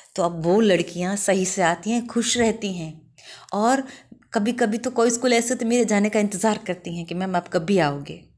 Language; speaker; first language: Hindi; non-native, local second language; Gujarati